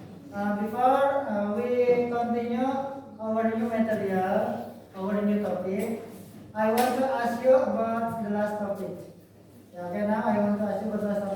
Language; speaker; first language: English; non-native, fluent; Indonesian